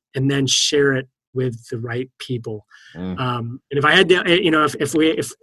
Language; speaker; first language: English; native; English